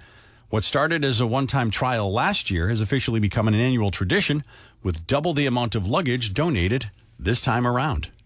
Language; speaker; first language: English; native; English